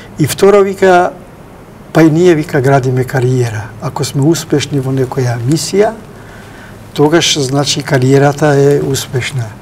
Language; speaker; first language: Macedonian; non-native, local second language; Albanian